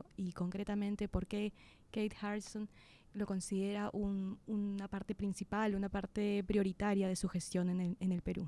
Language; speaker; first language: Spanish; native; Spanish